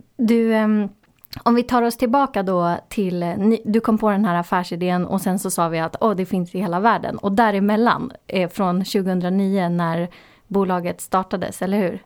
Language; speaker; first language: Swedish; native; Swedish